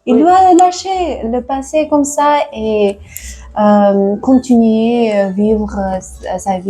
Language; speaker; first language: French; non-native, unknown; Tajik